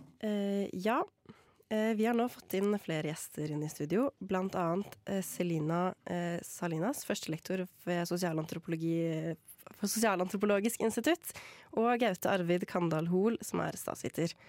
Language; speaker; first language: Norwegian; native; Norwegian